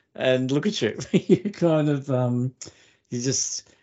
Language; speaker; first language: English; native; English